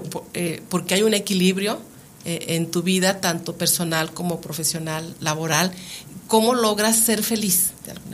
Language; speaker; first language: Spanish; native; Spanish